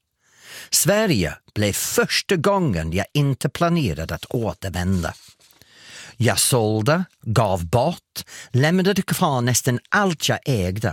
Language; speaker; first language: Swedish; non-native, fluent; English